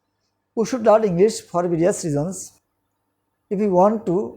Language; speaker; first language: English; non-native, local second language; Bangla